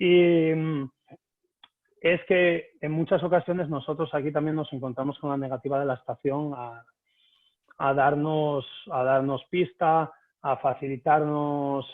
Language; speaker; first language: Spanish; native; Spanish